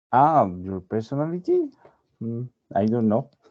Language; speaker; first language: English; non-native, learner; Spanish